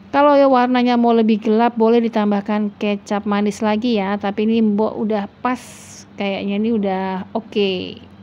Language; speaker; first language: Indonesian; non-native, local second language; Javanese